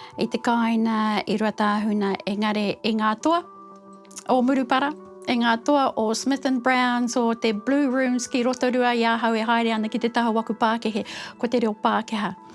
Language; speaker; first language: Māori; native; Māori